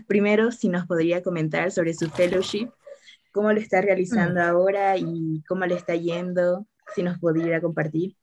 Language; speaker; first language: Spanish; native; Spanish